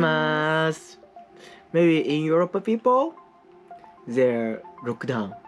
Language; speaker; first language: English; non-native, learner; Japanese